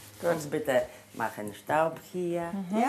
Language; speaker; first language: German; non-native, learner; Polish